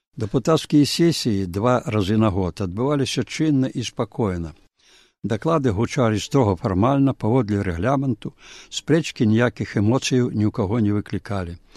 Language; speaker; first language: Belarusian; native; Belarusian